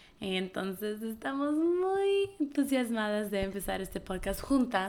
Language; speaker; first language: Spanish; early bilingual, heritage; Spanish